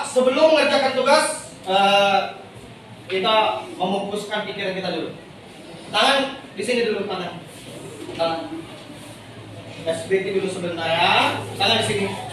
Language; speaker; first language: Indonesian; native; Indonesian